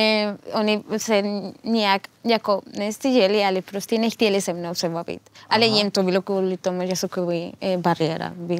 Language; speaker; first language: Czech; non-native, fluent; Spanish